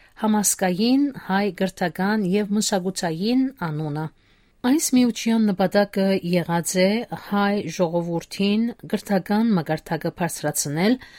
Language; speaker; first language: Armenian; native; Armenian